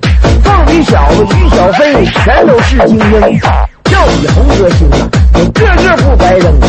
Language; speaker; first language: Chinese; native; Chinese